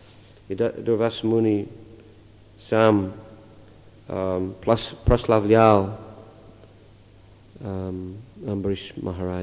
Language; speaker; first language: Russian; non-native, fluent; English